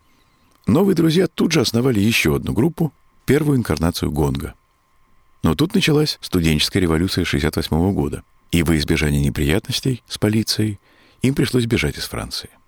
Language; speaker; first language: Russian; native; Russian